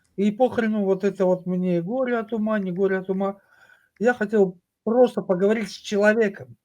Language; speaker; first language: Russian; native; Russian